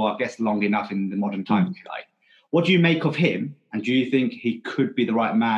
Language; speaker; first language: English; native; English